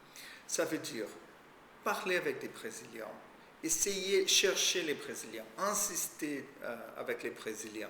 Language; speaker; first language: French; non-native, fluent; Portuguese